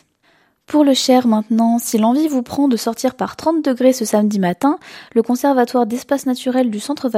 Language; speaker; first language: French; native; French